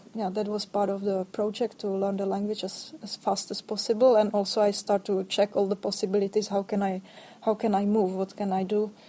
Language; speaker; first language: English; non-native, fluent; Czech